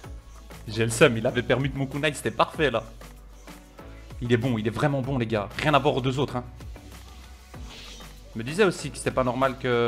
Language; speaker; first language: French; native; French